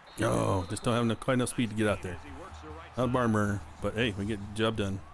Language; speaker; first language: English; native; English